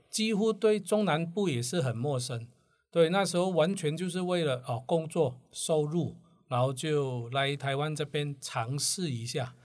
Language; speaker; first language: Chinese; non-native, local second language; Cantonese